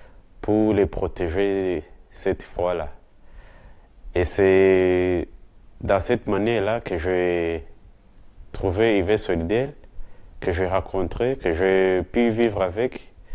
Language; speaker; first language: French; non-native, local second language; Kinyarwanda